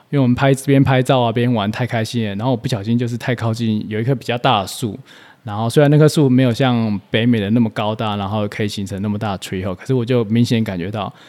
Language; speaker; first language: Chinese; native; Chinese